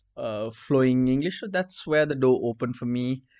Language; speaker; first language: English; non-native, local second language; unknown